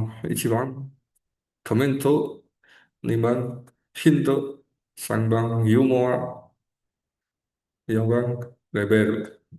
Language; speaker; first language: Japanese; non-native, learner; Indonesian